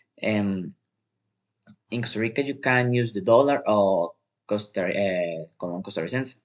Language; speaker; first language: English; non-native, learner; Spanish